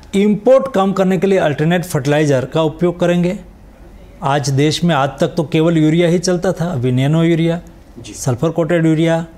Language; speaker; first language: Hindi; non-native, local second language; Gujarati